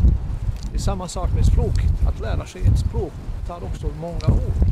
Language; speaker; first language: Swedish; non-native, fluent; Bosnian